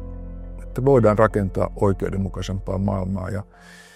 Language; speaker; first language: Finnish; native; Finnish